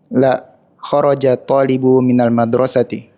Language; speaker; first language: Arabic; non-native, learner; Russian